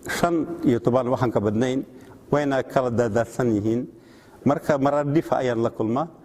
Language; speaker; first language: Somali; non-native, fluent; Russian